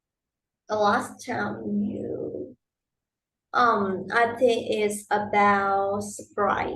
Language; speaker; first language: English; non-native, learner; Vietnamese